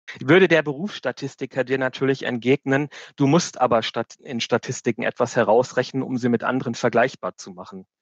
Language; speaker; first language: German; native; German